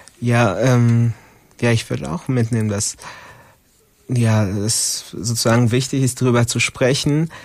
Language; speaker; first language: German; non-native, fluent; Spanish